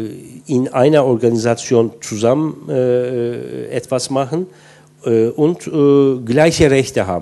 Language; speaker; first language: German; non-native, fluent; Turkish